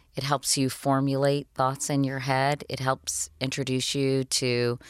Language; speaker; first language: English; native; English